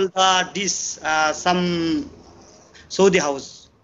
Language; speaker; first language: English; non-native, learner; Bangla